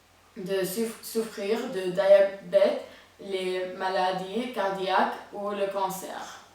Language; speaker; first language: French; non-native, learner; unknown